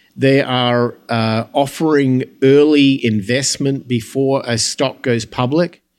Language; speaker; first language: English; native; English